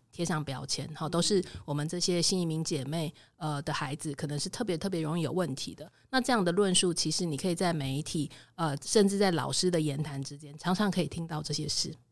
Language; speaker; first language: Chinese; native; Chinese